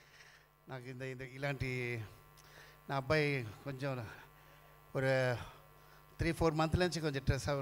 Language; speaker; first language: Telugu; non-native, fluent; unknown